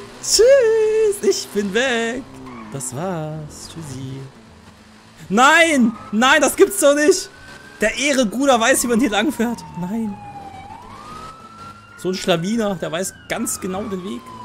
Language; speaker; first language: German; native; German